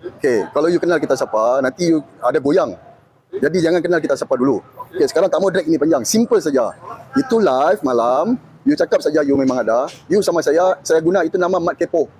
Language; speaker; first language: Malay; native; Malay